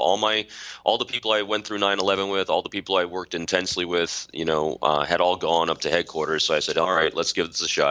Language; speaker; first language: English; native; English